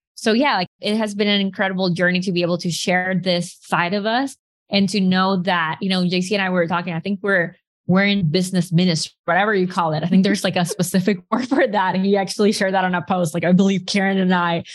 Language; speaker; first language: English; non-native, fluent; Spanish